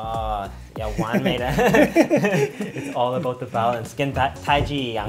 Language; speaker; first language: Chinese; non-native, learner; English